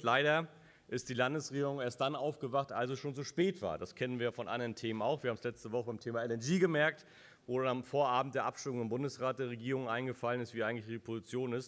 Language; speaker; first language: German; native; German